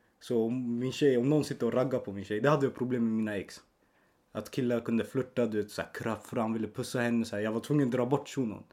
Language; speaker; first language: Swedish; early bilingual, other home language; Spanish